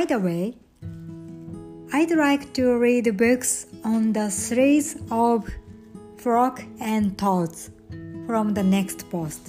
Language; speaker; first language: English; non-native, learner; Japanese